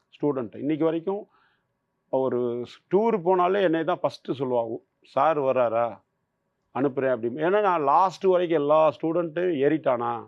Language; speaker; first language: Tamil; native; Tamil